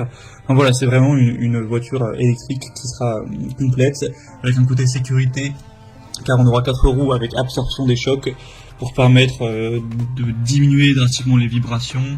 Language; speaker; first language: French; native; French